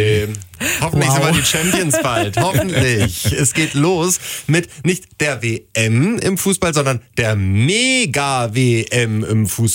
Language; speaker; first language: German; native; German